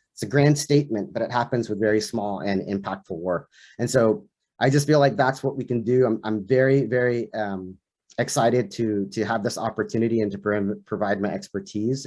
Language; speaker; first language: English; native; English